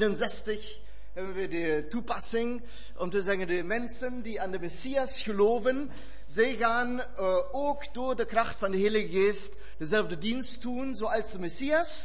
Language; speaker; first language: Dutch; non-native, fluent; German